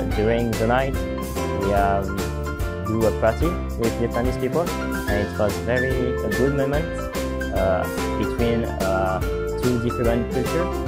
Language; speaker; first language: English; non-native, learner; French